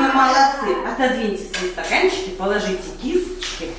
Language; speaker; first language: Russian; native; Russian